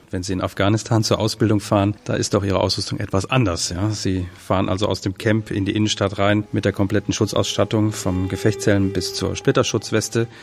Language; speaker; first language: German; native; German